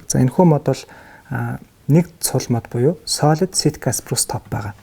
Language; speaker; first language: Mongolian; native; Mongolian